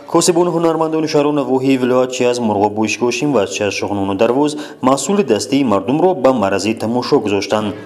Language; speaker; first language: Persian; non-native, local second language; Shughni